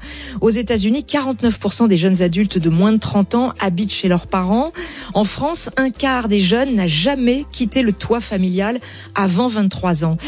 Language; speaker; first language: French; native; French